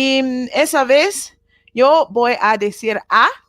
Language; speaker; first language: Spanish; non-native, learner; Japanese